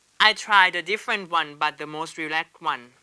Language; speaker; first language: English; non-native, learner; Thai